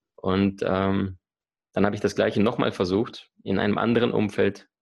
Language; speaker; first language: German; early bilingual, other home language; Russian